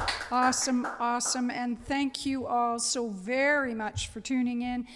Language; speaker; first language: English; native; English